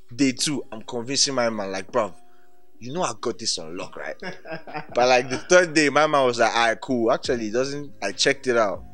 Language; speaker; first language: English; non-native, local second language; Yoruba